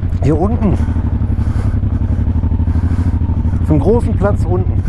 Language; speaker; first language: German; native; German